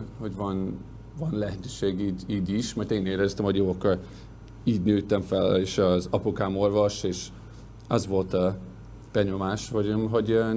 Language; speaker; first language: Hungarian; non-native, learner; English